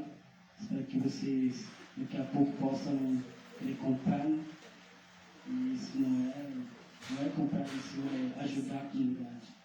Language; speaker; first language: Portuguese; non-native, local second language; Guarani